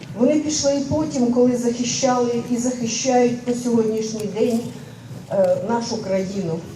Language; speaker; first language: Ukrainian; native; Ukrainian